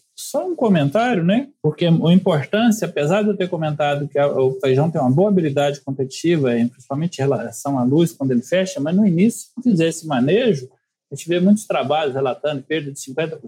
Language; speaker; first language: Portuguese; native; Portuguese